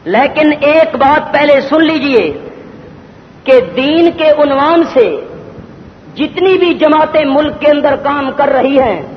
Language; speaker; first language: Urdu; non-native, local second language; Punjabi